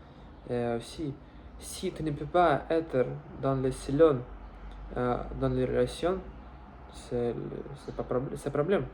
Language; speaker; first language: French; non-native, learner; Russian